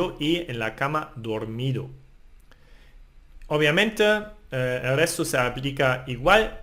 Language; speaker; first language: Spanish; non-native, fluent; German